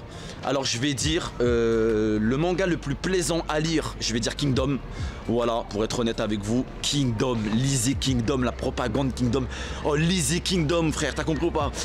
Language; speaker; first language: French; native; French